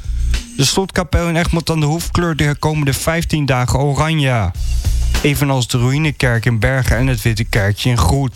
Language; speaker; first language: Dutch; native; Dutch